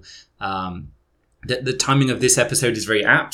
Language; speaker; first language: English; native; English